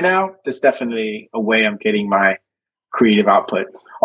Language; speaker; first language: English; early bilingual, other home language; Spanish